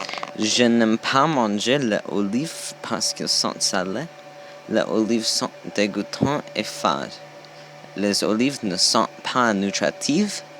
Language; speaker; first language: French; non-native, learner; English